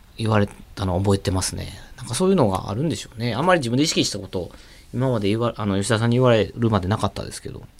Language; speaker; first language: Japanese; native; Japanese